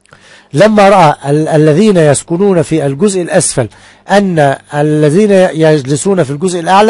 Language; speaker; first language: Arabic; native; Arabic